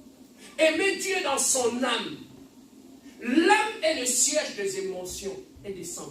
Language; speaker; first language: French; non-native, local second language; Lingala